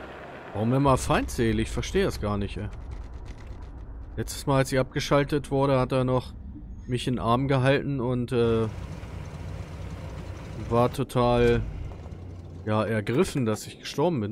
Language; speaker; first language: German; native; German